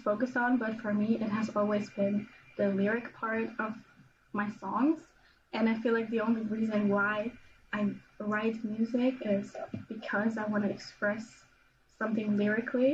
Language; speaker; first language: English; non-native, fluent; German